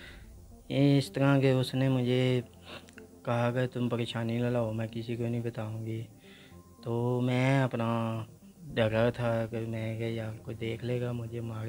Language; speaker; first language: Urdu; non-native, local second language; Punjabi